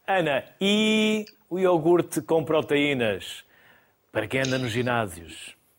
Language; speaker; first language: Portuguese; native; Portuguese